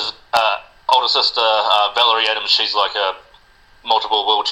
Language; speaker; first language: English; non-native, local second language; Spanish